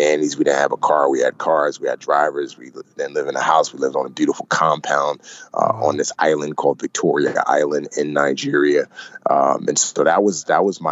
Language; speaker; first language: English; native; English